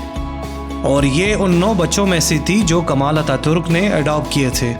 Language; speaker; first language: Urdu; non-native, local second language; Pashto